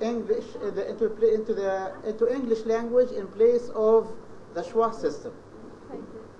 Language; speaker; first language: English; non-native, fluent; Arabic